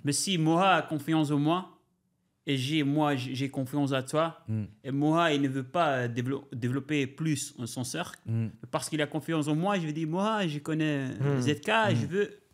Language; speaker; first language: French; non-native, learner; Albanian